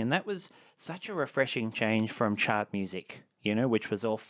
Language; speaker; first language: English; native; English